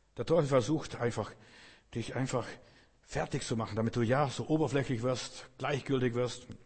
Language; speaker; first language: German; non-native, fluent; Russian